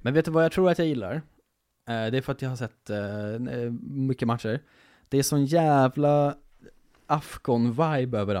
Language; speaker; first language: Swedish; native; Swedish